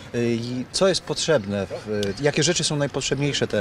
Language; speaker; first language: Polish; native; Polish